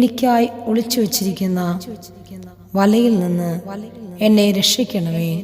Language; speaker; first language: Malayalam; native; Malayalam